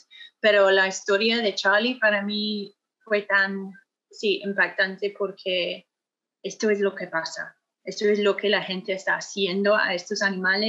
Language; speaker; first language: Spanish; non-native, fluent; English